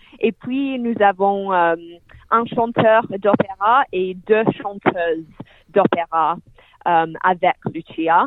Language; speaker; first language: French; non-native, fluent; English